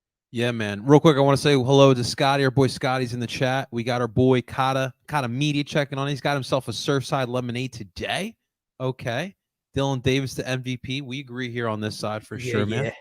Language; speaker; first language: English; native; English